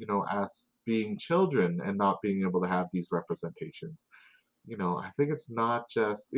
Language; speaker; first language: English; native; English